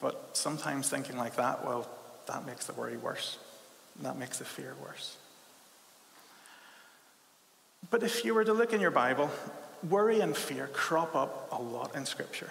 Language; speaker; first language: English; native; English